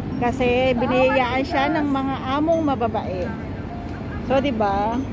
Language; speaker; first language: Filipino; native; Filipino